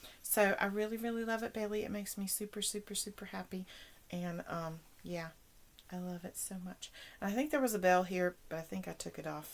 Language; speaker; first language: English; native; English